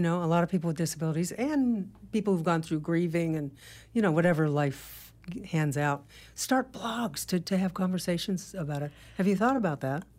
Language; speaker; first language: English; native; English